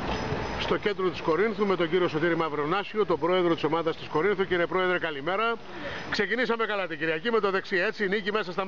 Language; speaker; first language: Greek; native; Greek